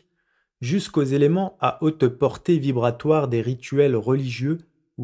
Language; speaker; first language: French; native; French